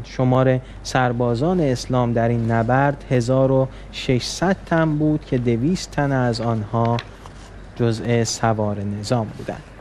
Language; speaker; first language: Persian; native; Persian